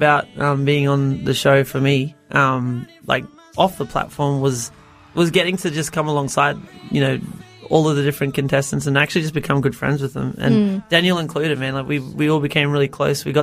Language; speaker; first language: English; native; English